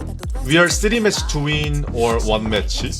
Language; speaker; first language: English; non-native, learner; Korean